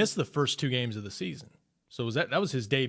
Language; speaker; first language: English; native; English